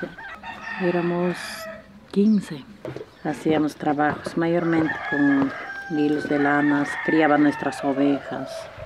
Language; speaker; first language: Spanish; native; Spanish